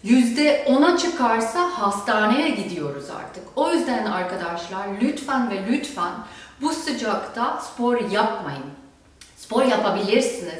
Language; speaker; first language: Turkish; non-native, fluent; German